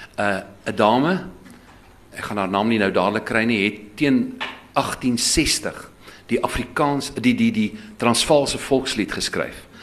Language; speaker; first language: Afrikaans; native; Afrikaans